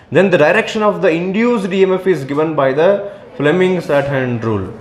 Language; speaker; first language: English; non-native, local second language; Kannada